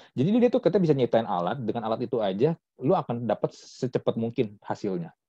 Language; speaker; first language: Indonesian; native; Indonesian